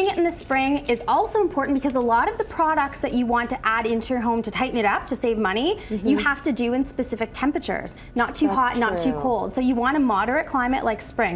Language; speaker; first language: English; native; English